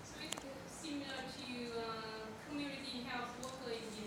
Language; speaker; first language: English; non-native, learner; Vietnamese